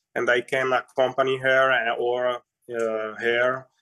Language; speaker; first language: English; non-native, fluent; Italian